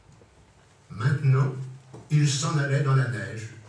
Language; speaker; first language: French; native; French